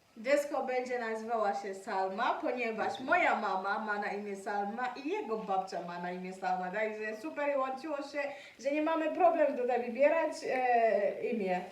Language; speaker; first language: Polish; non-native, learner; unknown